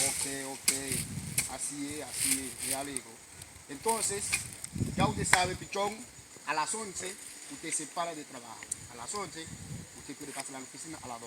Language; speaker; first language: Spanish; non-native, local second language; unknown